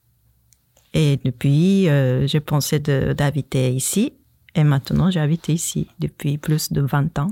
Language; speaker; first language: French; non-native, fluent; Japanese